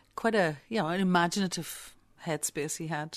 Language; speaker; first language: English; native; English